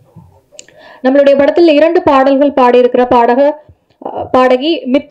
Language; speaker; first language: Tamil; native; Tamil